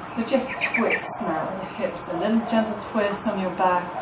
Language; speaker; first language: English; non-native, fluent; Swedish